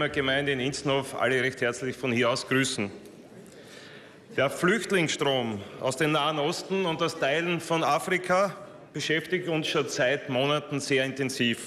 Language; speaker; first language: German; native; German